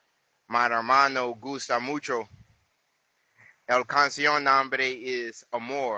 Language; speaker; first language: Spanish; non-native, learner; English